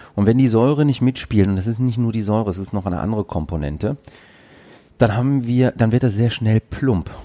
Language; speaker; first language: German; early bilingual, other home language; Greek